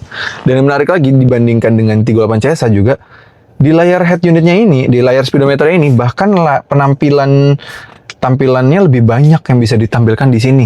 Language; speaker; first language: Indonesian; native; Indonesian